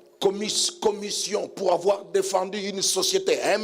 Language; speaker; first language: French; non-native, local second language; Lingala